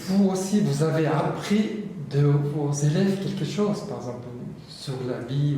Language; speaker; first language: French; non-native, learner; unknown